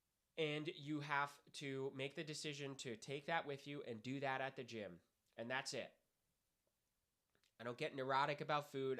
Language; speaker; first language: English; native; English